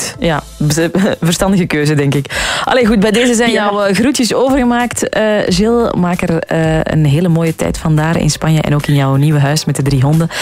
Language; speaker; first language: Dutch; native; Dutch